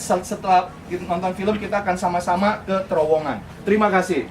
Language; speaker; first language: Indonesian; native; Indonesian